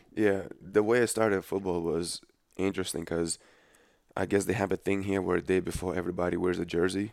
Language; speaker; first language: English; non-native, fluent; Lithuanian